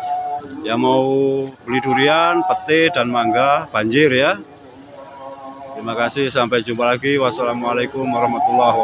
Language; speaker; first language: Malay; non-native, local second language; Javanese